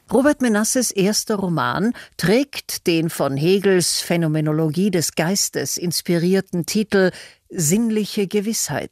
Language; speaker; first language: German; native; German